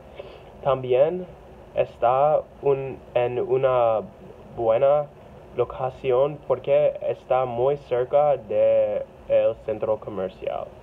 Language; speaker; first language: Spanish; non-native, learner; English